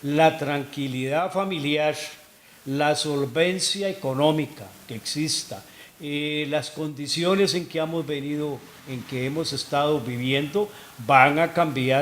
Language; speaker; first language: Spanish; native; Spanish